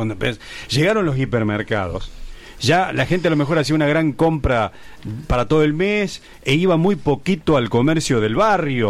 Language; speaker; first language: Spanish; native; Spanish